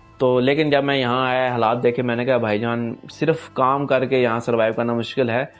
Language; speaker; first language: Urdu; non-native, local second language; Punjabi